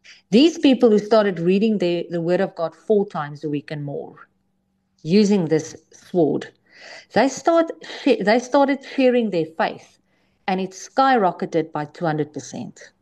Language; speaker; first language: English; non-native, local second language; Afrikaans